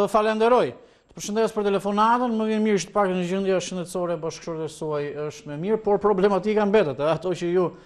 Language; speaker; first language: Albanian; native; Albanian